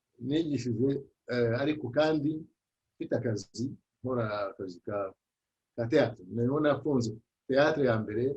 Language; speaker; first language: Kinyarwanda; early bilingual, heritage; Kinyarwanda